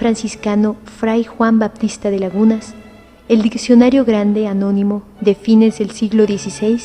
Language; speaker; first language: Spanish; native; Spanish